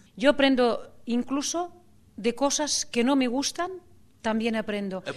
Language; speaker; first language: Spanish; non-native, local second language; Catalan